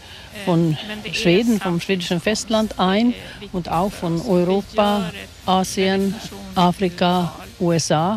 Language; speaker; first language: German; non-native, fluent; Swedish